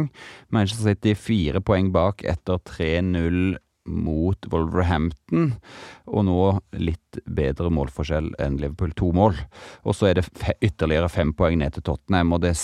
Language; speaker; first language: Norwegian; native; Norwegian